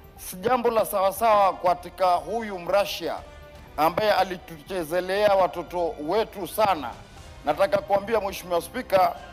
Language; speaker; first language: Swahili; native; Swahili